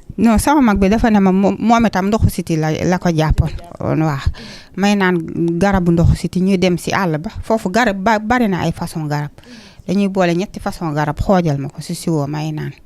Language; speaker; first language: Wolof; non-native, local second language; Jola-Fonyi